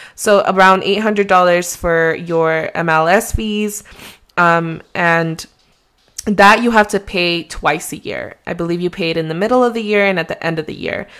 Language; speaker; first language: English; non-native, fluent; Spanish